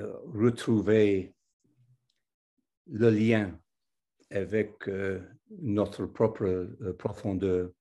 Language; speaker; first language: French; non-native, fluent; English